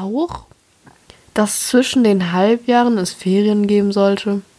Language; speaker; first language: German; native; German